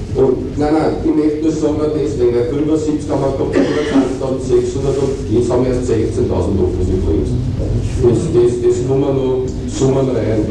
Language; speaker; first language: German; native; German